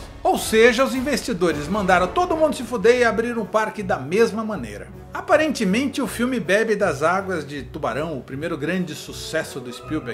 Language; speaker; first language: Portuguese; native; Portuguese